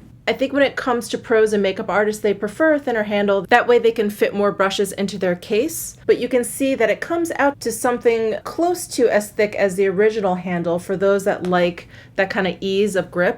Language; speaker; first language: English; native; English